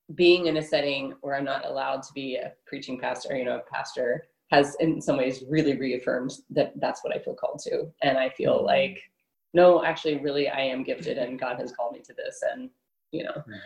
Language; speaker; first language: English; native; English